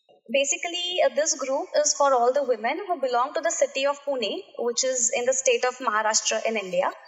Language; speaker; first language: English; non-native, local second language; Marathi